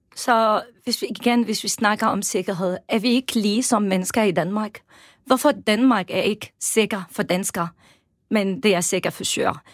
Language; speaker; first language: Danish; non-native, fluent; Arabic